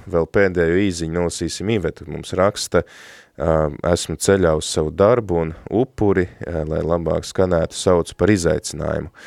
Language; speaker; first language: Latvian; native; Latvian